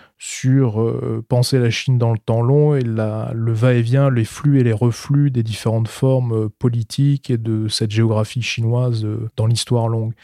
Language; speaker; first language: French; native; French